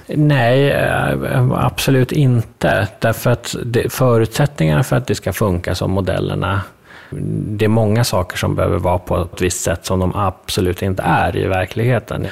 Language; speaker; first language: Swedish; early bilingual, other home language; Persian